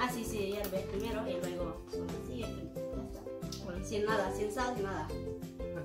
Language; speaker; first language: Spanish; non-native, learner; Indonesian